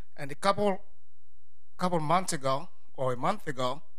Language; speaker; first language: English; non-native, fluent; Haitian Creole